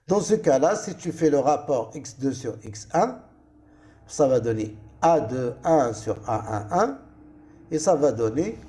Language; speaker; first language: French; non-native, local second language; Arabic